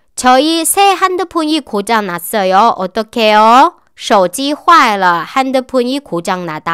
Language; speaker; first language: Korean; non-native, fluent; Chinese